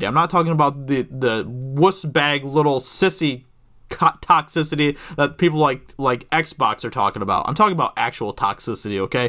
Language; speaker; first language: English; native; English